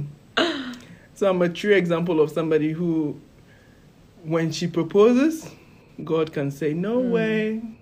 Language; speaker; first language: English; non-native, local second language; Ewe